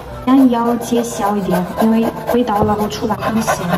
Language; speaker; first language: Chinese; non-native, learner; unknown